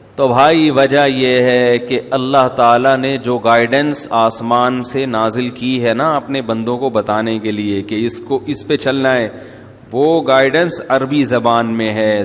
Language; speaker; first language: Urdu; native; Urdu